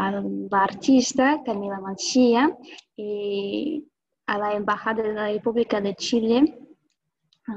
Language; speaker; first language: Spanish; non-native, fluent; Russian